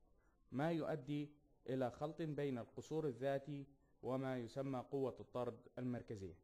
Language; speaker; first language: Arabic; native; Arabic